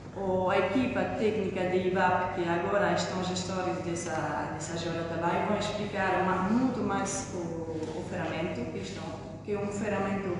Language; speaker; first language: Portuguese; non-native, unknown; French